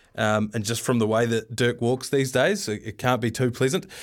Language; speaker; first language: English; native; English